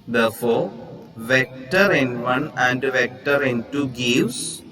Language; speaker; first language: English; non-native, local second language; Malayalam